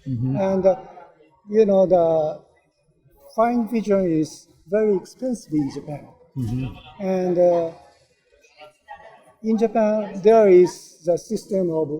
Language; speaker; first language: English; non-native, learner; Japanese